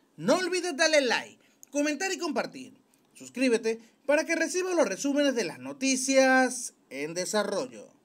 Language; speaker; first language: Spanish; native; Spanish